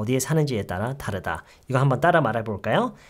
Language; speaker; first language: Korean; native; Korean